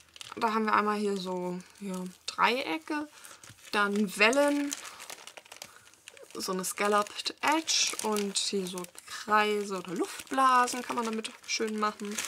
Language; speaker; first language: German; native; German